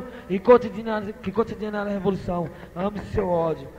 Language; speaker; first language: Portuguese; native; Portuguese